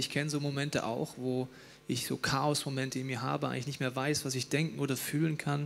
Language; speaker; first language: German; native; German